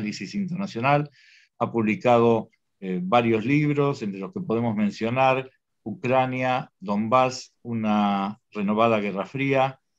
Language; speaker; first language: Spanish; native; Spanish